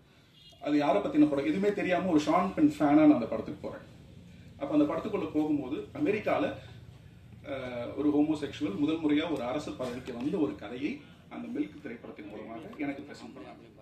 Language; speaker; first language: Tamil; native; Tamil